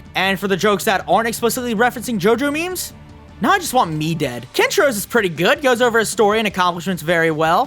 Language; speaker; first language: English; native; English